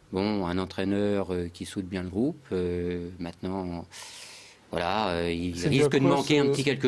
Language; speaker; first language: French; native; French